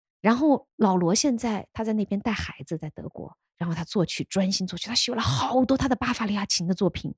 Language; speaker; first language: Chinese; native; Chinese